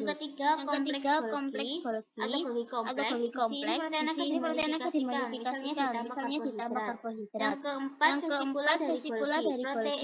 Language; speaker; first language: Indonesian; native; Indonesian